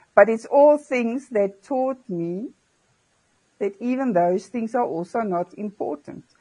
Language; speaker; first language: English; non-native, local second language; Afrikaans